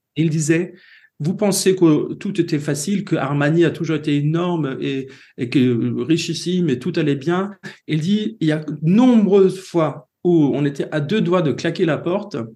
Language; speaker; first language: French; non-native, fluent; Swedish